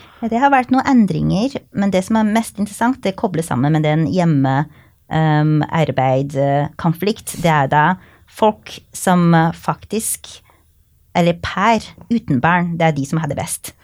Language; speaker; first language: Norwegian; non-native, fluent; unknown